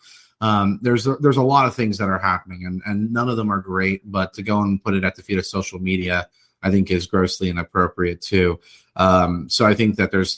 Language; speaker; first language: English; native; English